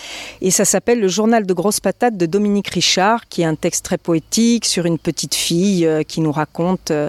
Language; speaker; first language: French; native; French